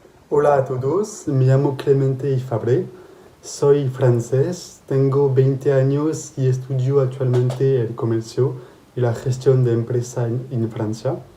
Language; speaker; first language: Spanish; non-native, fluent; French